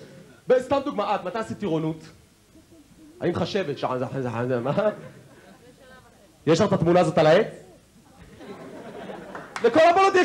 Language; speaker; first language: Hebrew; native; Hebrew